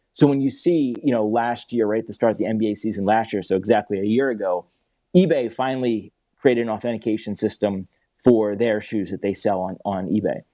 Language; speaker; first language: English; native; English